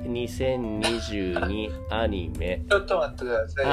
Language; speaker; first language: Japanese; non-native, learner; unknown